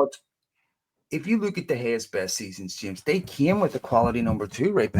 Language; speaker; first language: English; native; English